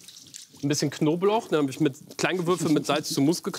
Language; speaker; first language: German; native; German